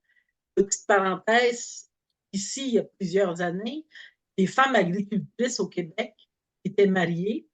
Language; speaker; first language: French; native; French